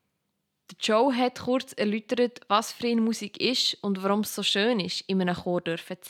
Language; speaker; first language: German; native; German